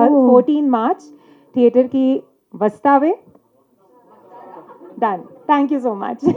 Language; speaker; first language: Telugu; non-native, learner; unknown